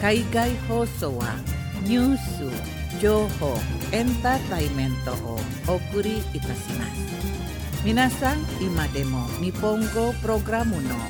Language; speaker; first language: Japanese; non-native, fluent; Indonesian